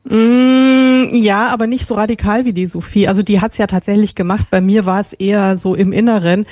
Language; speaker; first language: German; native; German